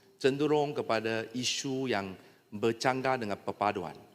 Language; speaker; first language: Malay; native; Malay